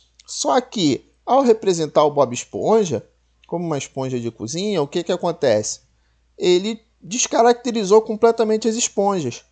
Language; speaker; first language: Portuguese; native; Portuguese